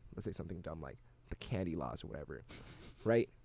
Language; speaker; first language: English; native; English